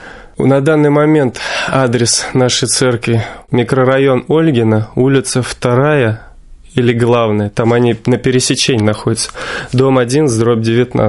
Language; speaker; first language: Russian; native; Russian